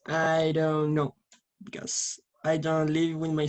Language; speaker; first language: English; non-native, learner; Spanish